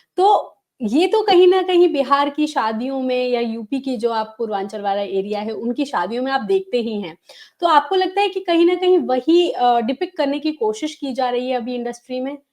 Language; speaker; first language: Hindi; native; Hindi